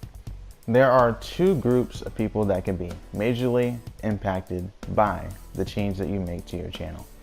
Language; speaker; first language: English; native; English